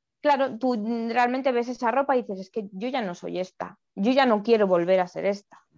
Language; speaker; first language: Spanish; native; Spanish